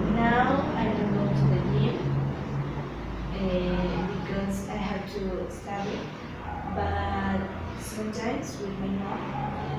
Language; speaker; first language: English; non-native, learner; Spanish